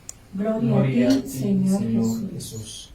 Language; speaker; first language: Spanish; native; Spanish